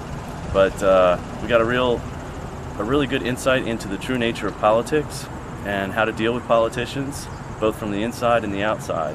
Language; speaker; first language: English; native; English